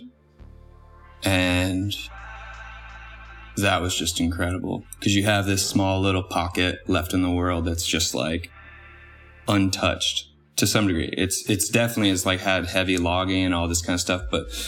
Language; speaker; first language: English; native; English